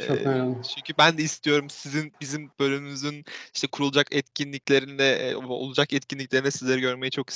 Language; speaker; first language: Turkish; native; Turkish